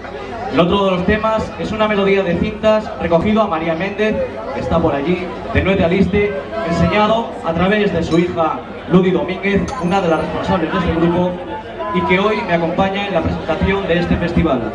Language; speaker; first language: Spanish; native; Spanish